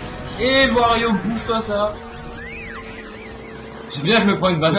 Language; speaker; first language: French; native; French